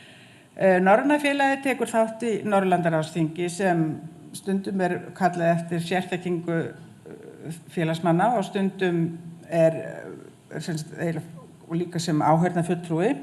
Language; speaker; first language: Icelandic; native; Icelandic